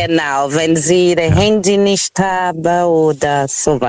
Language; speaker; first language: German; non-native, fluent; Portuguese